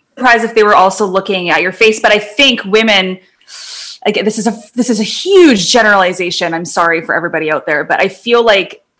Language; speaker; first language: English; native; English